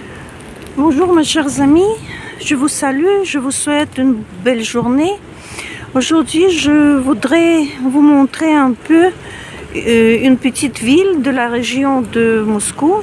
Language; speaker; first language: French; non-native, fluent; Russian